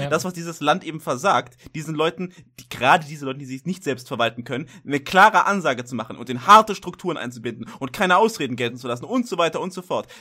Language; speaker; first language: German; native; German